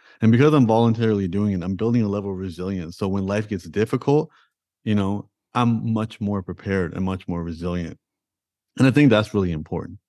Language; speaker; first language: English; early bilingual, other home language; Punjabi